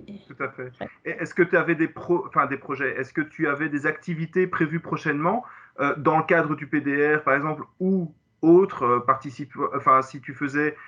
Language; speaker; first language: French; native; French